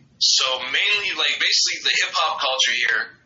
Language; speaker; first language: English; non-native, fluent; French